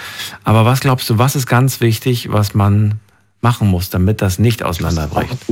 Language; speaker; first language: German; native; German